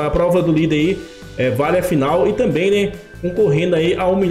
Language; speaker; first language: Portuguese; native; Portuguese